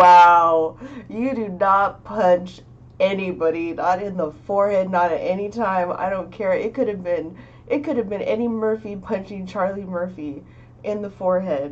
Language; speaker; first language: English; native; English